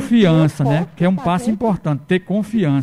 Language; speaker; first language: Portuguese; native; Portuguese